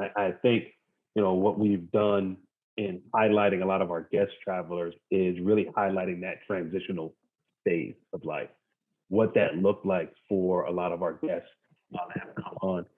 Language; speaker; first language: English; native; English